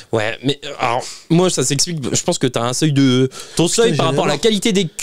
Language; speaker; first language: French; native; French